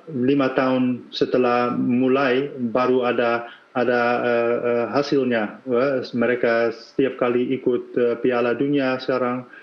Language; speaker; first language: Indonesian; non-native, fluent; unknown